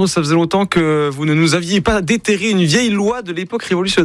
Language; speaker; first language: French; native; French